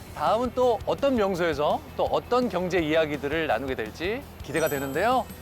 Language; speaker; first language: Korean; native; Korean